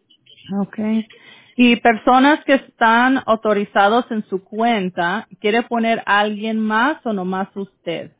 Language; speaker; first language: Spanish; early bilingual, heritage; Spanish